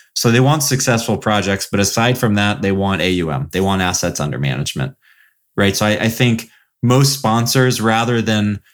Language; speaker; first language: English; native; English